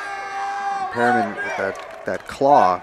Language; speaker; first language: English; native; English